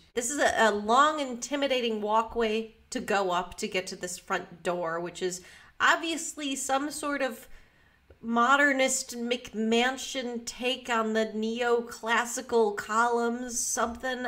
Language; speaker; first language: English; native; English